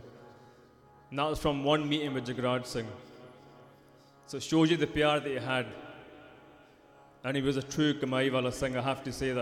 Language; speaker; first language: English; native; English